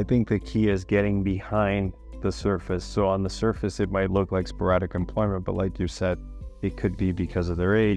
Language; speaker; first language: English; native; English